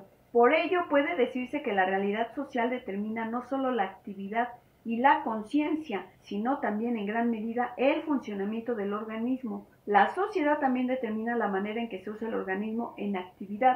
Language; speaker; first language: Spanish; native; Spanish